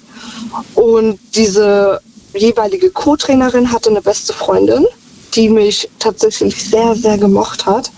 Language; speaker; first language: German; native; German